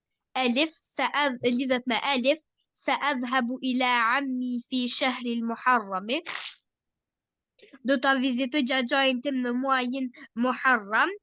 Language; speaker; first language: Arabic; non-native, learner; Albanian